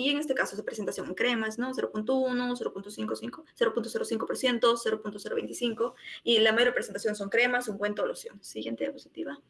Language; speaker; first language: Spanish; native; Spanish